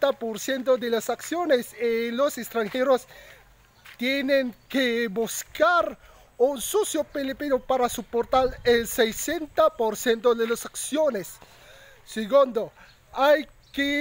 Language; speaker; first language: Spanish; non-native, local second language; Filipino